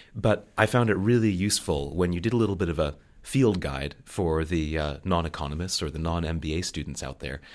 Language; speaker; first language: English; native; English